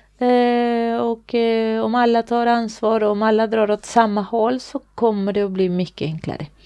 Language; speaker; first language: Swedish; non-native, fluent; Spanish